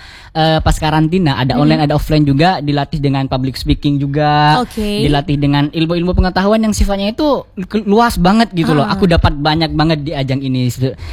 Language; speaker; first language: Indonesian; native; Indonesian